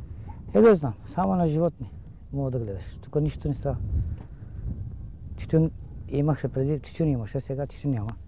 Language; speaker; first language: Bulgarian; non-native, local second language; Turkish